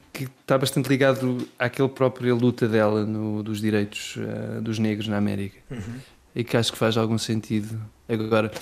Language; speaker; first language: Portuguese; native; Portuguese